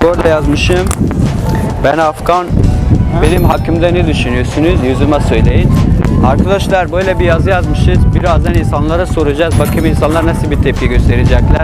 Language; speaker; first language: Turkish; non-native, learner; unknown